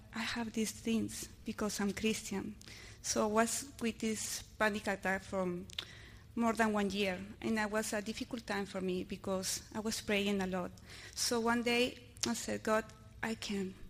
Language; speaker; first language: English; early bilingual, other home language; Spanish